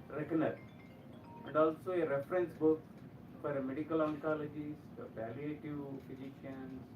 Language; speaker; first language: English; non-native, local second language; Kannada